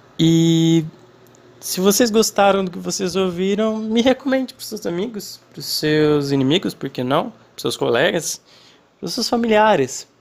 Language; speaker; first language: Portuguese; non-native, fluent; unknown